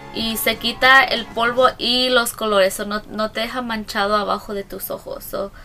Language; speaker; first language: Spanish; early bilingual, other home language; English